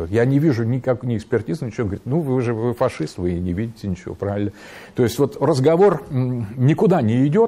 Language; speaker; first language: Russian; native; Russian